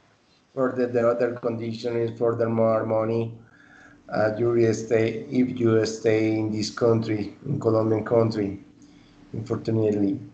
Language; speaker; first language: English; non-native, learner; Spanish